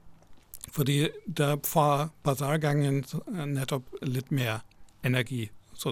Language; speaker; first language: Norwegian; non-native, fluent; German